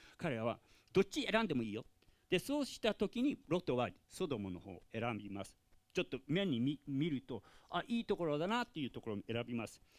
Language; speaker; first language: Japanese; non-native, fluent; English